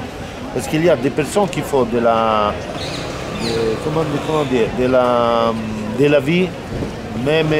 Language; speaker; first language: French; non-native, learner; Italian